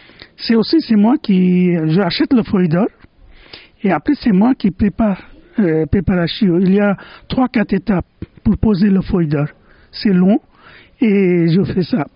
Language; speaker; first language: French; non-native, fluent; Bangla